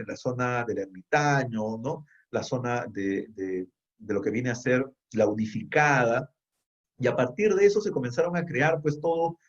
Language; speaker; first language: Spanish; native; Spanish